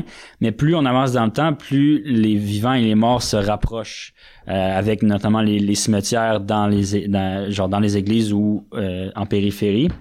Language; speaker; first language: French; native; French